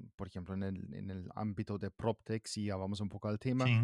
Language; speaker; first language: Spanish; non-native, fluent; German